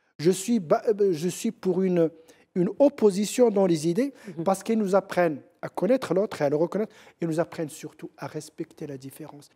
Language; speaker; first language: French; non-native, local second language; Central Atlas Tamazight